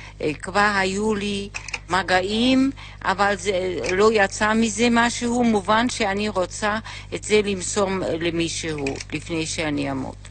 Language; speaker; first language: Hebrew; non-native, fluent; German